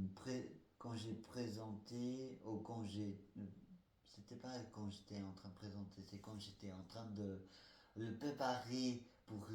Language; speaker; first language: French; non-native, fluent; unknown